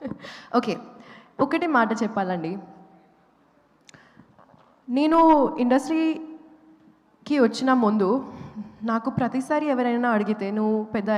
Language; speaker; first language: Telugu; non-native, local second language; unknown